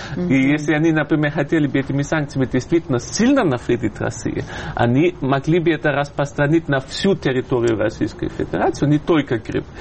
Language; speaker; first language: Russian; non-native, fluent; German